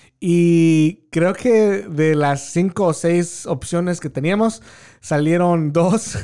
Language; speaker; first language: Spanish; early bilingual, heritage; Spanish